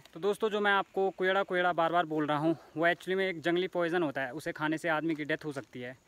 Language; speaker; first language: Hindi; native; Hindi